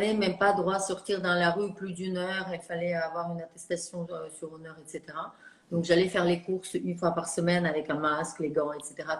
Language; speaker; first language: French; non-native, fluent; Russian